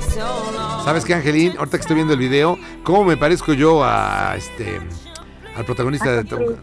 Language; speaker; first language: Spanish; native; Spanish